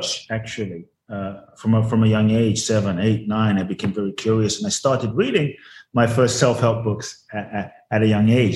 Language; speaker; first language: English; native; English